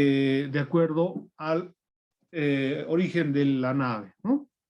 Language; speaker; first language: Spanish; native; Spanish